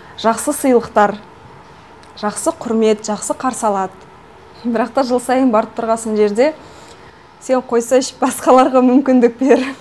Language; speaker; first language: Kazakh; non-native, local second language; Russian